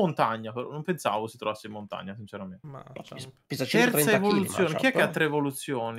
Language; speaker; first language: Italian; native; Italian